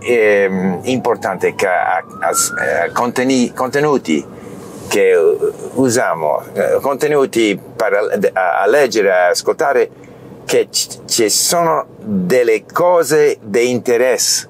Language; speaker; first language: Italian; non-native, learner; English